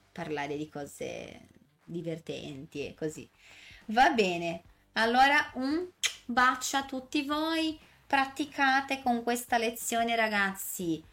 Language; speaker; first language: Italian; non-native, fluent; Portuguese